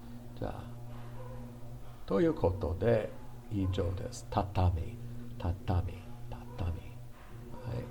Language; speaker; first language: Japanese; non-native, fluent; English